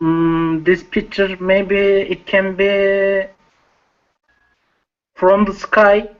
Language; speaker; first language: English; non-native, learner; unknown